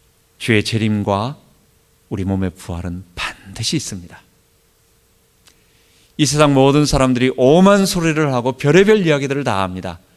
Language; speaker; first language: Korean; native; Korean